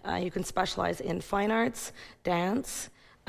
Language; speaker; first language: English; native; English